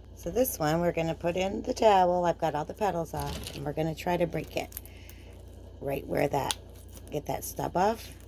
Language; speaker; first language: English; native; English